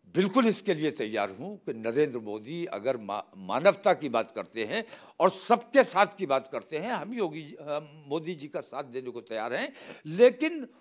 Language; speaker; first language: Hindi; native; Hindi